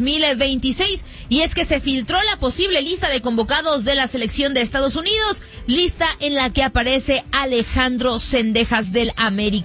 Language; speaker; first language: Spanish; native; Spanish